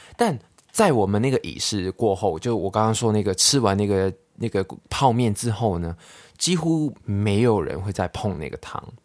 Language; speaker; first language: Chinese; non-native, local second language; Cantonese